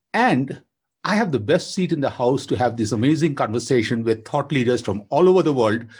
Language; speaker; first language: English; non-native, local second language; Bangla